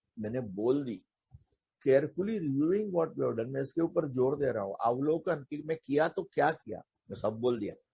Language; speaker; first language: Hindi; non-native, local second language; Marathi